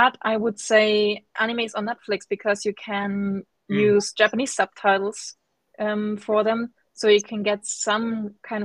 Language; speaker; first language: English; non-native, fluent; German